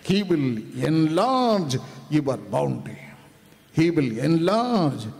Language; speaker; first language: English; non-native, local second language; Malayalam